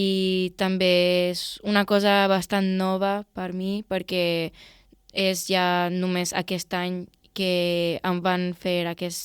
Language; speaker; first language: Catalan; non-native, local second language; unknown